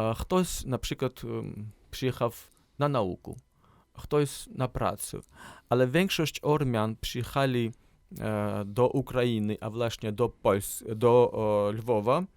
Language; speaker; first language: Polish; non-native, learner; Armenian